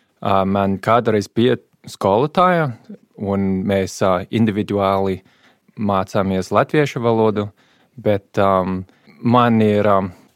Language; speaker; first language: Latvian; non-native, learner; English